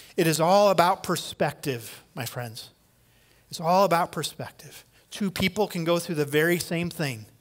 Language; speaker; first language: English; native; English